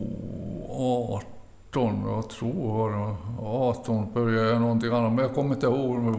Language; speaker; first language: Swedish; early bilingual, other home language; Finnish